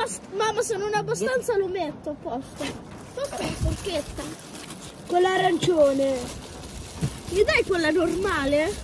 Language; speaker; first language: Italian; early bilingual, other home language; Filipino